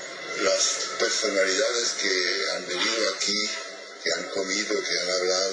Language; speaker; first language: Spanish; non-native, fluent; French